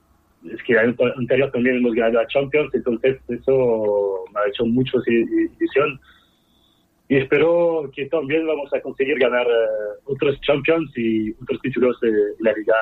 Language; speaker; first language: Spanish; non-native, fluent; French